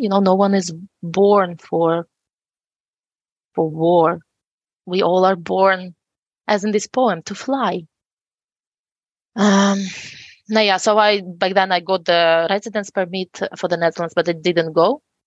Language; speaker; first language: English; non-native, fluent; Ukrainian